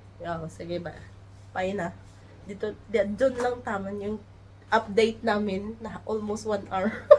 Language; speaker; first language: Filipino; non-native, local second language; Cebuano